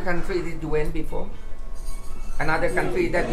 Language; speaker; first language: English; non-native, learner; Thai